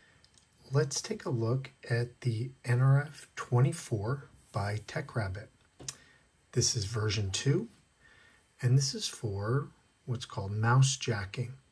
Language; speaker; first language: English; native; English